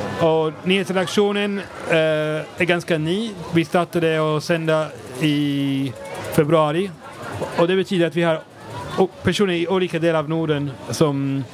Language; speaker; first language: Swedish; non-native, fluent; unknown